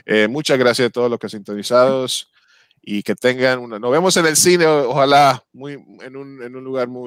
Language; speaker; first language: Spanish; native; Spanish